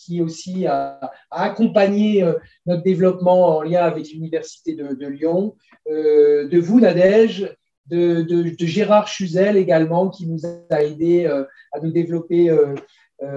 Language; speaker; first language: French; native; French